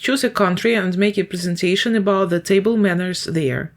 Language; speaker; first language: English; non-native, fluent; Ukrainian